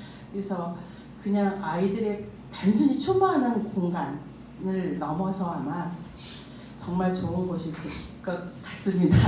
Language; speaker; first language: Korean; native; Korean